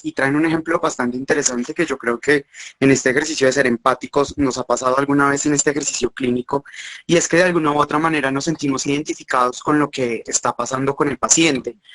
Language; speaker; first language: Spanish; native; Spanish